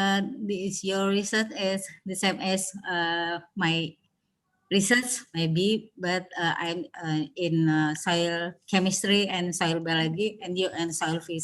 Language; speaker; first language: English; non-native, learner; Indonesian